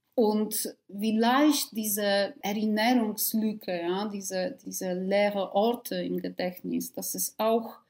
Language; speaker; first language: German; non-native, fluent; Polish